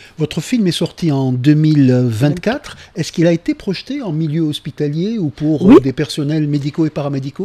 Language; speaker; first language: French; non-native, local second language; Arabic